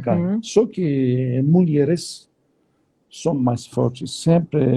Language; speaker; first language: Portuguese; non-native, fluent; Turkish